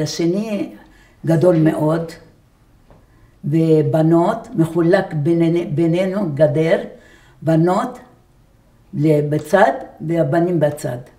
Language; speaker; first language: Hebrew; non-native, fluent; Arabic